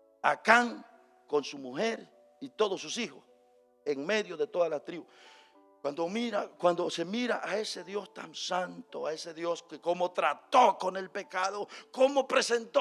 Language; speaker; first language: Spanish; native; Spanish